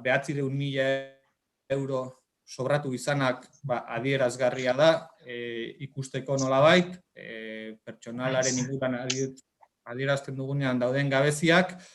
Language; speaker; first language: Basque; native; Basque